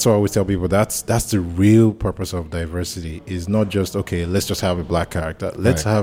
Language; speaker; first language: English; non-native, local second language; Yoruba